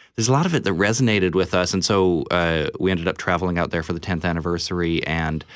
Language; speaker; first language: English; native; English